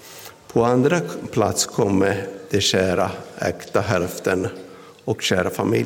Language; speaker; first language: Swedish; non-native, local second language; Finnish